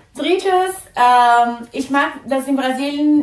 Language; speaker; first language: German; non-native, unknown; Portuguese